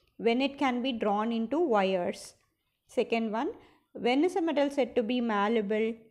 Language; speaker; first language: English; non-native, local second language; Tamil